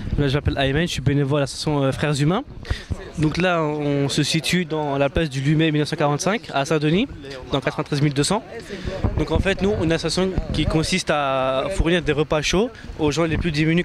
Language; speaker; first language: French; native; French